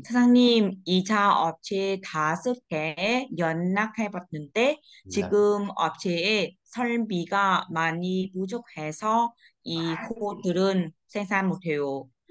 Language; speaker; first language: Korean; non-native, learner; Vietnamese